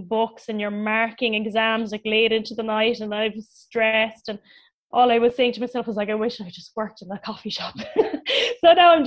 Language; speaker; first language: English; native; English